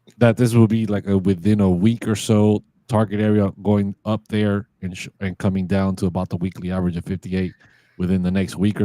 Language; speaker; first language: English; native; English